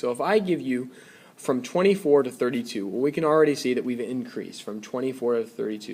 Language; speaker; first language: English; native; English